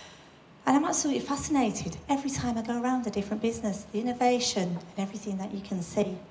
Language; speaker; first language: English; native; English